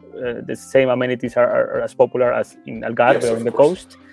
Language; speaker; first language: English; non-native, fluent; Spanish